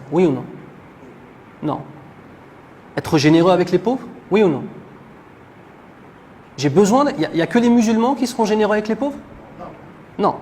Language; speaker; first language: French; native; French